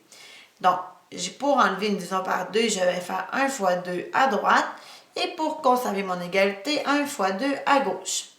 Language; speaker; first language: French; native; French